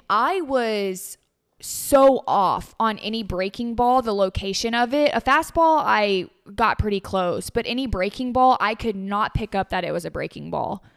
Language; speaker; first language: English; native; English